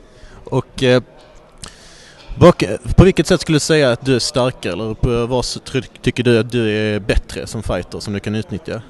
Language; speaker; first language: Swedish; native; Swedish